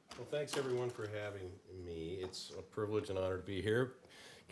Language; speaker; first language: English; native; English